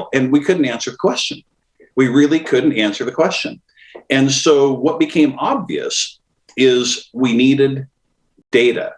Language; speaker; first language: English; native; English